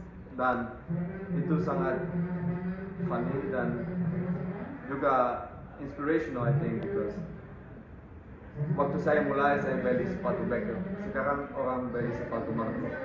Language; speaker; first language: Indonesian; non-native, fluent; Dutch